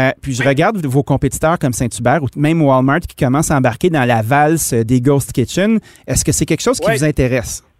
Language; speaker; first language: French; native; French